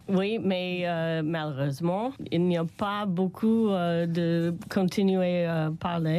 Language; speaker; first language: French; non-native, learner; English